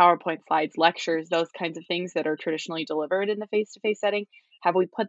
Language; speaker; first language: English; native; English